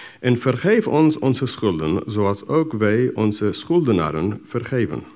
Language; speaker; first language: Dutch; non-native, fluent; English